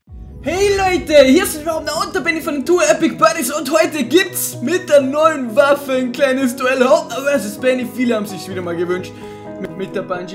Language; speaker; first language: German; native; German